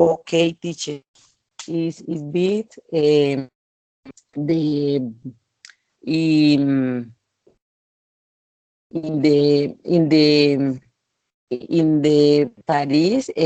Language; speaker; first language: English; non-native, learner; Spanish